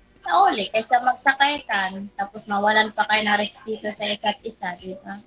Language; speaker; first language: Filipino; non-native, local second language; Cebuano